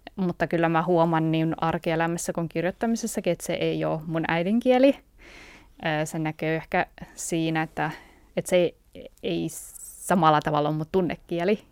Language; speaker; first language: Finnish; early bilingual, other home language; Russian